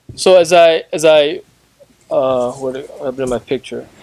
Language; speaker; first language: English; native; English